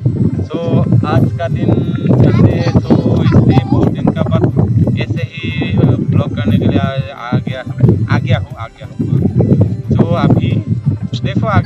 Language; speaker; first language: Hindi; non-native, local second language; Assamese